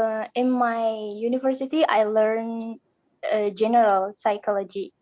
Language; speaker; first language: English; non-native, learner; Indonesian